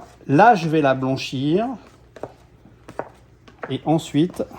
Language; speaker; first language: French; native; French